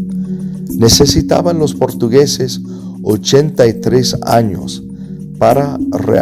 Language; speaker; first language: Spanish; non-native, fluent; English